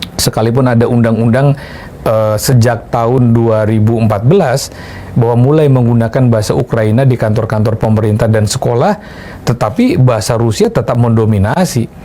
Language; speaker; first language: Indonesian; native; Indonesian